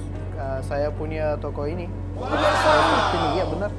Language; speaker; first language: Indonesian; non-native, fluent; Turkish